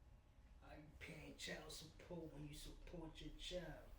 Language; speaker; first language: English; native; English